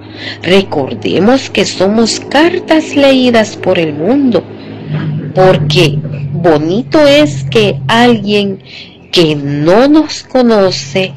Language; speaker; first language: Spanish; native; Spanish